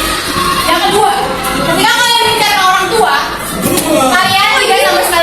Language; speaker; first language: Indonesian; native; Indonesian